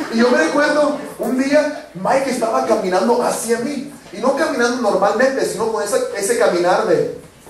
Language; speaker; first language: Spanish; early bilingual, heritage; Spanish